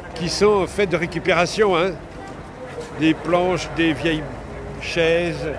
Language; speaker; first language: French; native; French